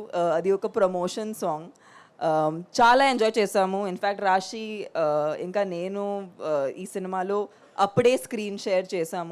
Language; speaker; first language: Telugu; non-native, local second language; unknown